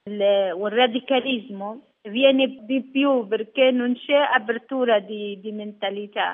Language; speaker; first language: Italian; non-native, learner; Arabic